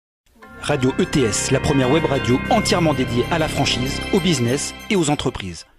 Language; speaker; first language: French; native; French